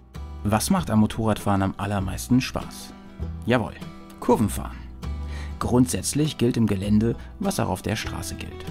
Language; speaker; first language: German; native; German